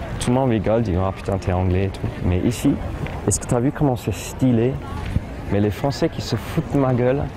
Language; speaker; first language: French; non-native, fluent; English